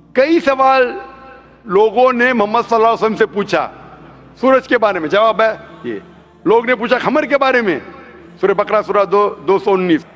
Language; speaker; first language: Hindi; non-native, local second language; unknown